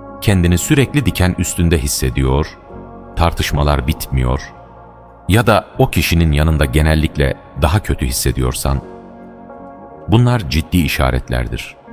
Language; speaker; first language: Turkish; native; Turkish